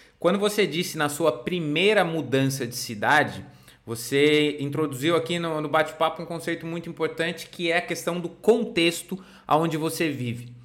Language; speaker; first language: Portuguese; native; Portuguese